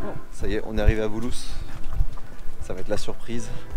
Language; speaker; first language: French; native; French